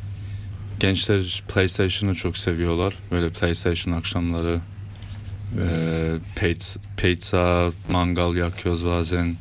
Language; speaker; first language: Turkish; early bilingual, heritage; Turkish